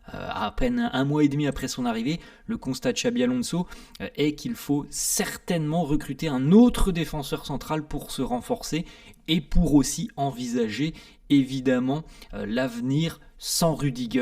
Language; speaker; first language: French; native; French